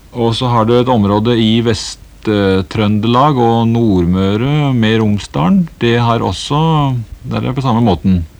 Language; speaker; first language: Norwegian; native; Norwegian